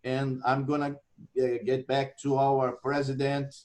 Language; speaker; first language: English; non-native, fluent; Portuguese